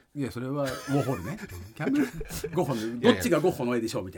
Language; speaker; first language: Japanese; native; Japanese